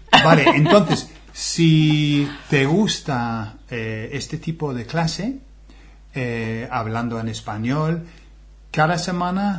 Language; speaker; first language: Spanish; non-native, fluent; English